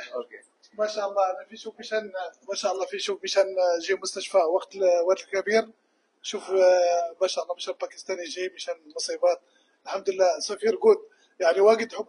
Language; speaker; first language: Arabic; non-native, learner; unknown